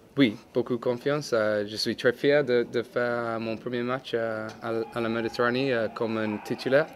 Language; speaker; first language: French; non-native, fluent; English